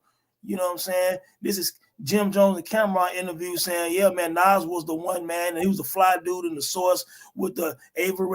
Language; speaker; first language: English; native; English